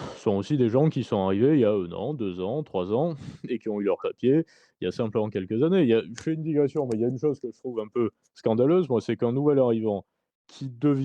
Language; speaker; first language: French; native; French